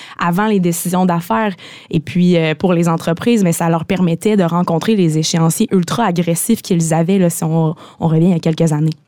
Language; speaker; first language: French; native; French